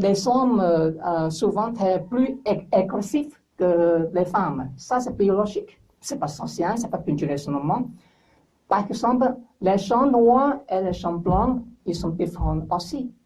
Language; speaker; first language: French; non-native, learner; English